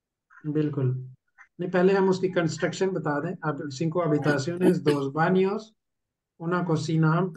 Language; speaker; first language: Spanish; non-native, fluent; Urdu